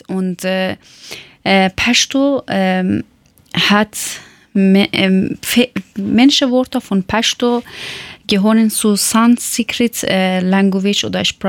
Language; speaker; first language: German; non-native, learner; Persian